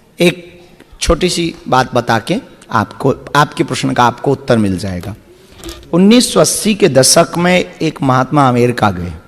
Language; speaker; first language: Hindi; native; Hindi